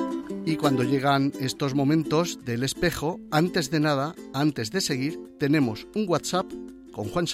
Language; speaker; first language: Spanish; native; Spanish